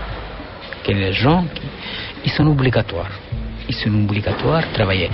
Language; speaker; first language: French; non-native, learner; Albanian